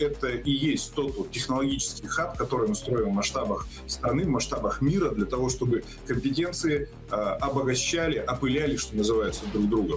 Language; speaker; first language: Russian; native; Russian